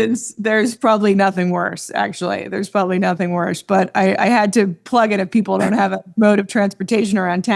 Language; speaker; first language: English; native; English